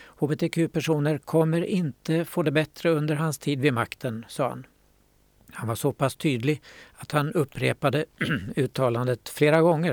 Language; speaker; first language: Swedish; native; Swedish